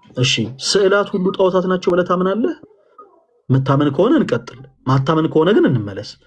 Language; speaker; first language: Amharic; native; Amharic